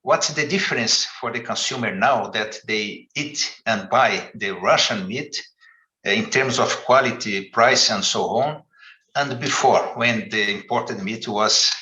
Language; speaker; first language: English; non-native, fluent; Portuguese